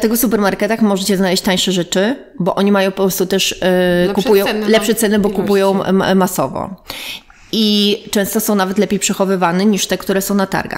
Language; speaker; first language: Polish; native; Polish